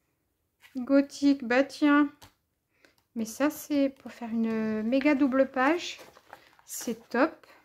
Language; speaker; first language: French; native; French